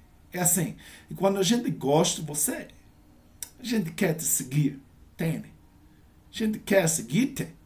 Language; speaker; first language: Portuguese; non-native, learner; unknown